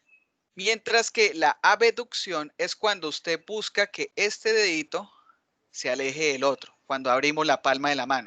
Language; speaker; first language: Spanish; native; Spanish